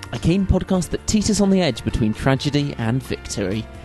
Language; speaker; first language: English; native; English